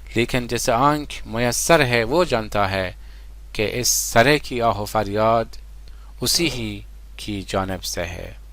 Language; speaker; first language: Urdu; non-native, fluent; Persian